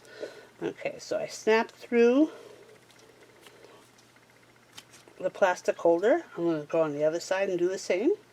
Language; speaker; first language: English; native; English